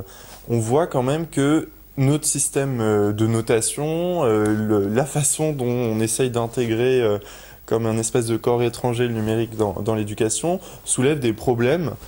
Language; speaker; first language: French; native; French